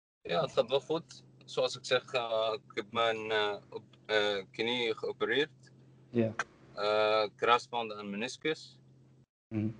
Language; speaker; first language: Dutch; non-native, learner; Arabic